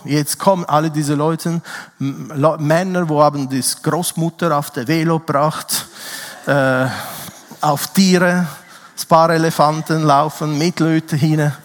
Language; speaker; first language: German; non-native, fluent; Italian